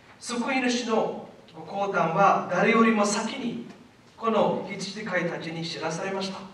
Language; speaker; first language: Japanese; non-native, fluent; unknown